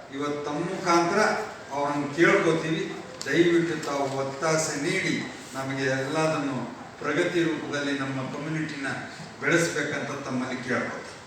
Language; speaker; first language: Kannada; non-native, local second language; Lambadi